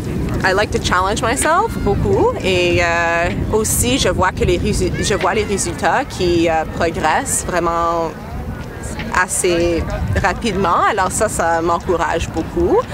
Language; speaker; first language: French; non-native, local second language; English